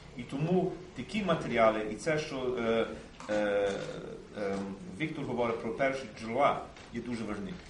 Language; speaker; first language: Ukrainian; early bilingual, heritage; Ukrainian